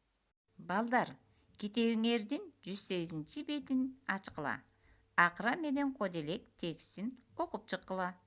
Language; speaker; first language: Kyrgyz; native; Kyrgyz